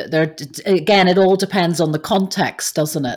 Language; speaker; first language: English; native; English